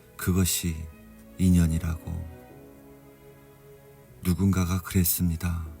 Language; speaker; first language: Korean; native; Korean